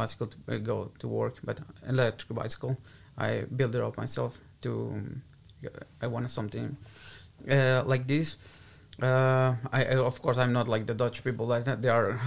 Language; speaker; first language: English; non-native, fluent; Portuguese